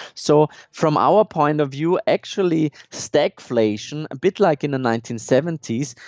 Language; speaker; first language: English; non-native, fluent; German